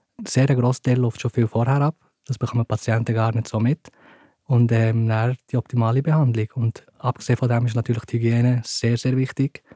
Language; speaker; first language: German; early bilingual, other home language; Turkish